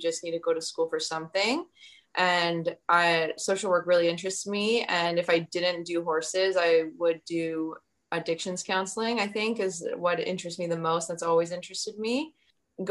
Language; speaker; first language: English; native; English